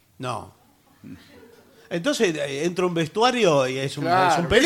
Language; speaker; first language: Spanish; native; Spanish